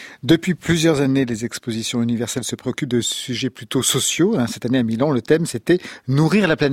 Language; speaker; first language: French; native; French